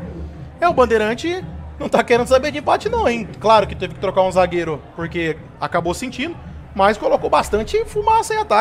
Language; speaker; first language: Portuguese; native; Portuguese